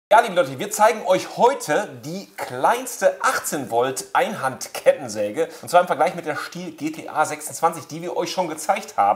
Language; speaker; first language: German; native; German